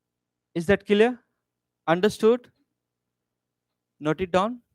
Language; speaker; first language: English; non-native, local second language; Hindi